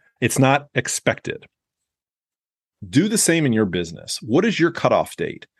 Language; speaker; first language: English; native; English